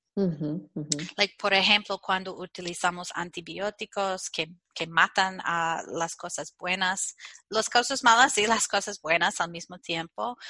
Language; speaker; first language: Spanish; non-native, fluent; English